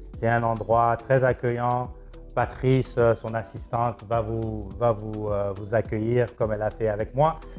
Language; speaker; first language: French; non-native, local second language; Lingala